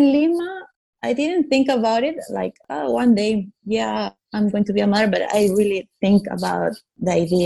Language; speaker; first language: English; non-native, fluent; Italian